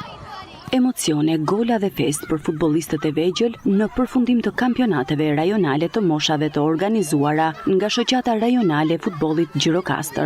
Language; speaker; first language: Albanian; native; Albanian